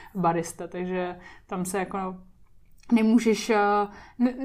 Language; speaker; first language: Czech; native; Czech